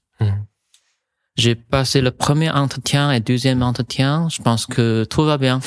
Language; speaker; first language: French; non-native, fluent; Chinese